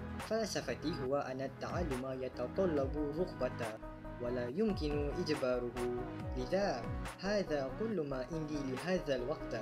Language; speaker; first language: Arabic; non-native, learner; Malay